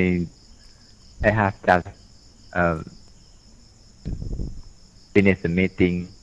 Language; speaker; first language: English; non-native, learner; Thai